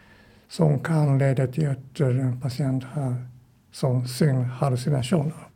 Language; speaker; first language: Swedish; non-native, fluent; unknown